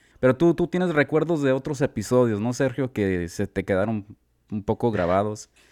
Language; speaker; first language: Spanish; early bilingual, heritage; Spanish